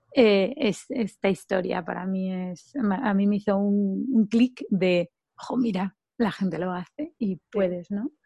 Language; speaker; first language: Spanish; native; Spanish